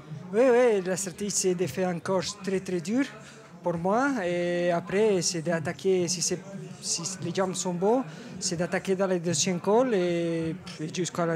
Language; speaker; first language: French; non-native, learner; Spanish